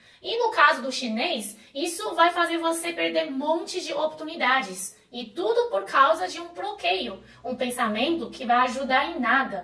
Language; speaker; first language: Portuguese; non-native, fluent; Chinese